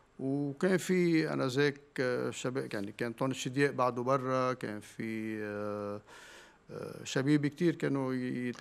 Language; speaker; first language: Arabic; native; Arabic